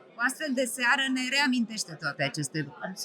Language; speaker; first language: Romanian; native; Romanian